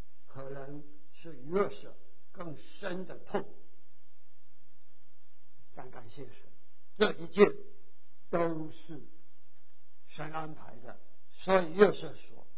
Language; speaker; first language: Chinese; native; Chinese